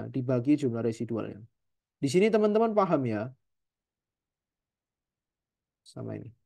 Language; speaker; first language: Indonesian; native; Indonesian